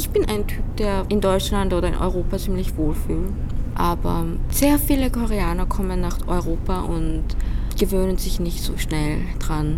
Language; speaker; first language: German; non-native, fluent; Korean